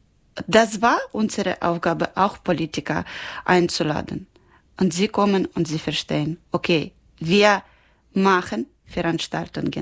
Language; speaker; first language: German; non-native, learner; Ukrainian